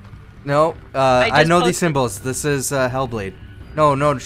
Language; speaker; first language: English; native; English